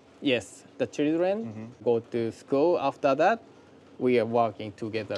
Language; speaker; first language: English; non-native, learner; Japanese